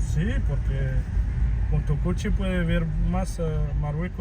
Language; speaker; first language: Spanish; non-native, fluent; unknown